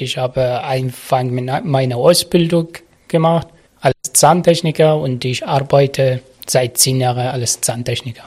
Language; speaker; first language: German; non-native, learner; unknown